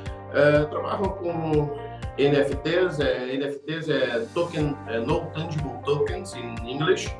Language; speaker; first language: Spanish; non-native, fluent; Portuguese